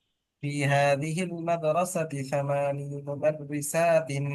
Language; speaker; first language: Arabic; non-native, fluent; Bangla